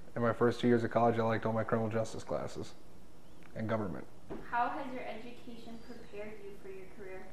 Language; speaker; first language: English; native; English